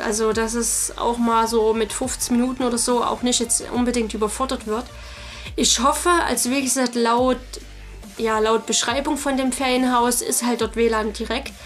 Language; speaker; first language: German; native; German